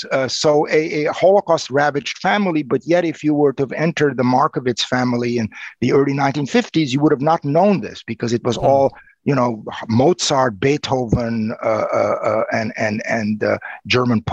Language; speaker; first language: English; non-native, fluent; Romanian